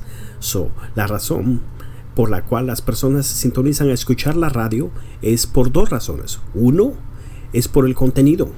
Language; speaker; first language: Spanish; early bilingual, heritage; Spanish